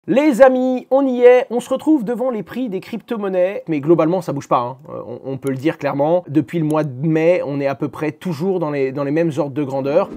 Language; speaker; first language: French; native; French